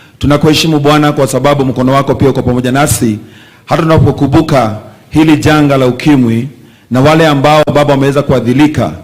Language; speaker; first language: Swahili; non-native, local second language; Kikuyu